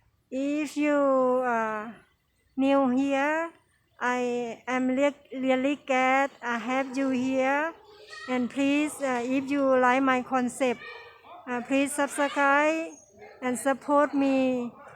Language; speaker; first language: English; non-native, learner; Thai